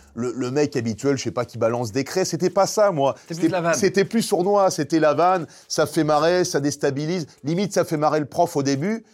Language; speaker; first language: French; native; French